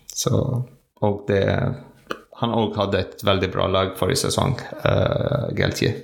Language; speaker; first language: Norwegian; non-native, learner; French